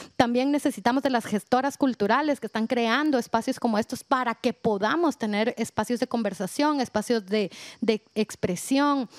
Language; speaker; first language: Spanish; native; Spanish